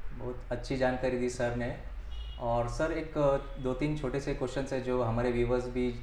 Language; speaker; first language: Hindi; non-native, local second language; Marathi